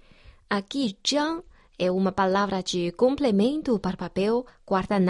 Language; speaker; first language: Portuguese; non-native, fluent; Chinese